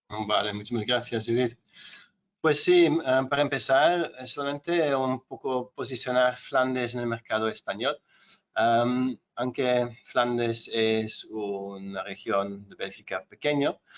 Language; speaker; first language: Spanish; non-native, fluent; Dutch